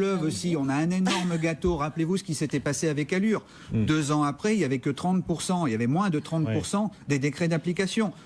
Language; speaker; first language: French; native; French